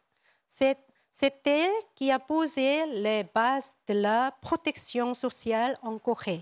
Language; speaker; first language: French; non-native, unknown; Korean